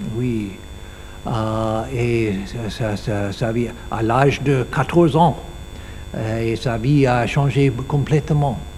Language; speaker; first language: French; non-native, learner; English